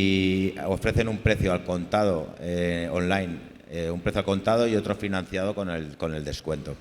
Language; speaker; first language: Spanish; native; Spanish